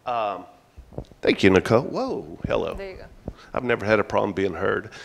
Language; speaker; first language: English; native; English